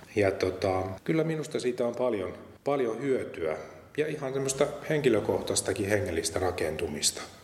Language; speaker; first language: Finnish; native; Finnish